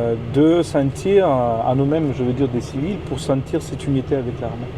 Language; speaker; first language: French; non-native, fluent; Ukrainian